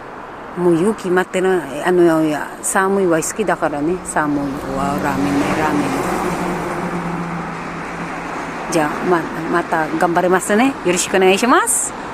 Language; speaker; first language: Japanese; non-native, learner; Filipino